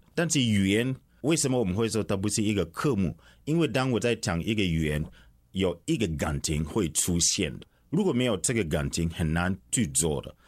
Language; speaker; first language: Chinese; non-native, fluent; English